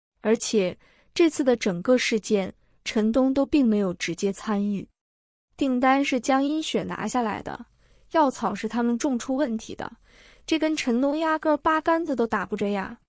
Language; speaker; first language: Chinese; native; Chinese